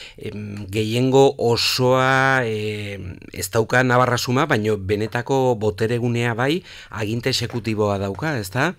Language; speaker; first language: Basque; native; Basque